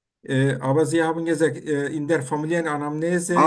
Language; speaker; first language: German; non-native, learner; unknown